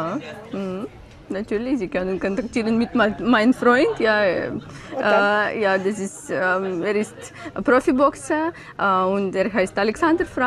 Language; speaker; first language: German; non-native, learner; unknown